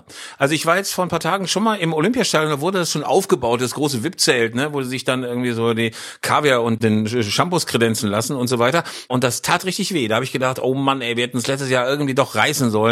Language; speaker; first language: German; native; German